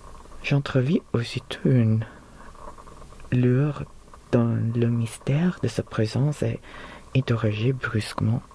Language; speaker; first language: French; non-native, learner; Filipino